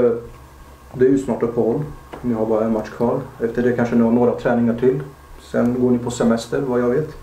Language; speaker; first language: Swedish; native; Swedish